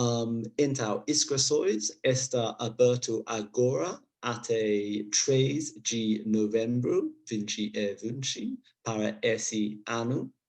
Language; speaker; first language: Portuguese; non-native, learner; English